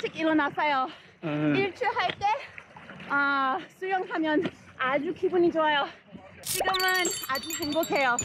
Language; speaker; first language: Korean; non-native, learner; English